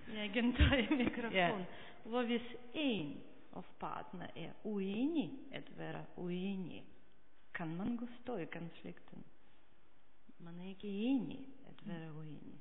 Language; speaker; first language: Danish; non-native, fluent; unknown